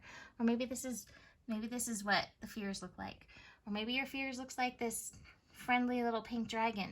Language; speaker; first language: English; native; English